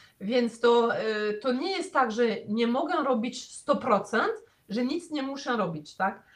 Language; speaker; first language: Polish; non-native, fluent; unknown